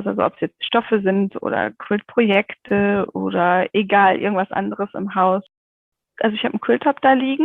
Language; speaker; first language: German; native; German